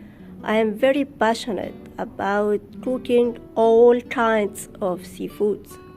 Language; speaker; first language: English; non-native, learner; Arabic